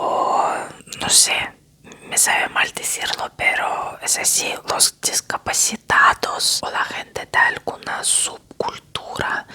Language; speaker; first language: Spanish; non-native, fluent; Russian